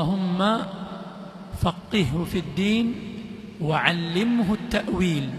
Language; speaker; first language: Arabic; non-native, fluent; Swahili